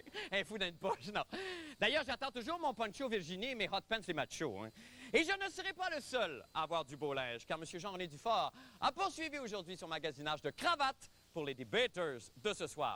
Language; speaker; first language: French; native; French